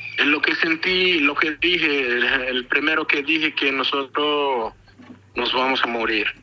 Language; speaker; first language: Spanish; non-native, learner; Arabic